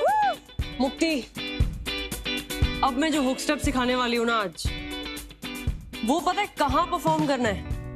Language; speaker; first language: Hindi; native; Hindi